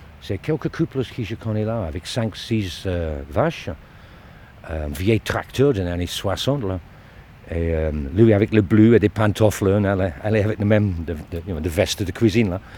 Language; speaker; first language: French; non-native, learner; English